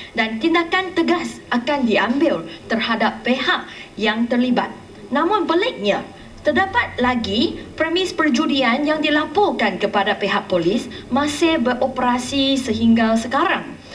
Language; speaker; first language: Malay; non-native, local second language; Chinese